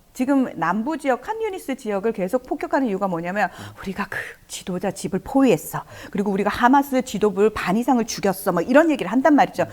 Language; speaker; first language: Korean; native; Korean